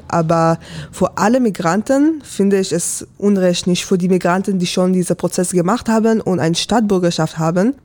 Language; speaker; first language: German; non-native, fluent; Hebrew